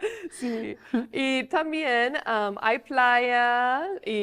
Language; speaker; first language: Spanish; non-native, fluent; English